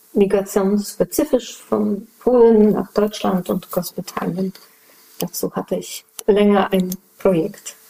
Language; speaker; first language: German; non-native, fluent; Polish